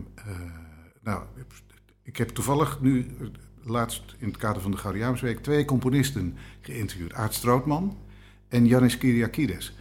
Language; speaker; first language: Dutch; native; Dutch